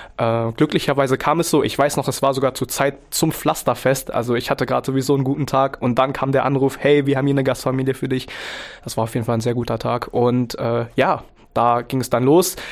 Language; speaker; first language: German; early bilingual, other home language; Vietnamese